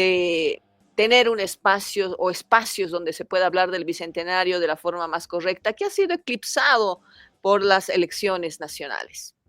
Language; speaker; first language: Spanish; native; Spanish